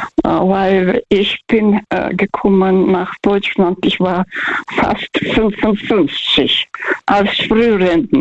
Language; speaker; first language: German; non-native, fluent; Russian